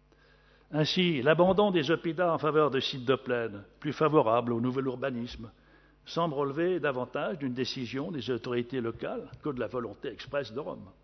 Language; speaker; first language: French; native; French